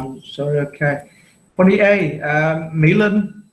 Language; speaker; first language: English; non-native, fluent; Vietnamese